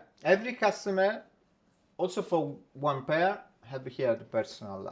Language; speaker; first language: English; non-native, learner; Italian